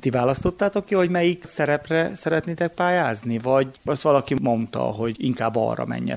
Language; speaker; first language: Hungarian; native; Hungarian